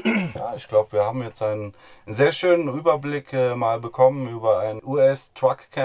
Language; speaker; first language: German; native; German